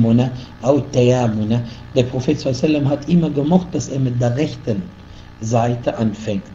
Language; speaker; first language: German; non-native, fluent; Arabic